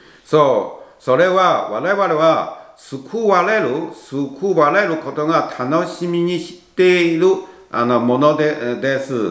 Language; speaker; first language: Japanese; non-native, learner; Chinese